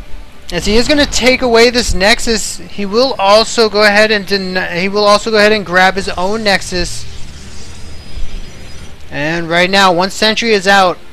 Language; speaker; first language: English; native; English